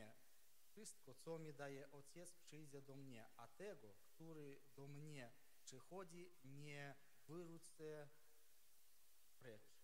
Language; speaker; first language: Polish; non-native, learner; Ukrainian